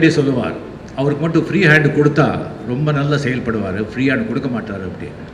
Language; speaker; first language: Tamil; non-native, fluent; Marathi